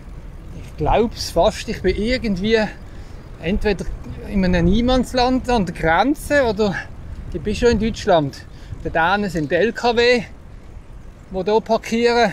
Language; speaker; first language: German; native; German